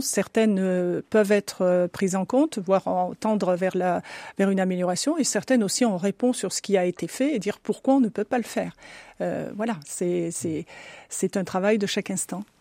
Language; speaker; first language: French; native; French